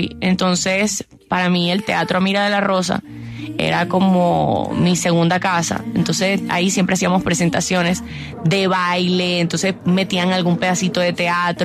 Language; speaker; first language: Spanish; native; Spanish